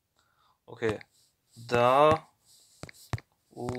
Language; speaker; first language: Russian; non-native, learner; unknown